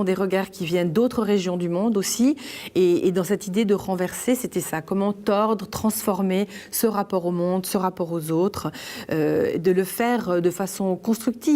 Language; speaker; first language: French; native; French